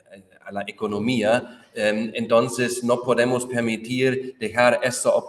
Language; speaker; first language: Spanish; non-native, fluent; German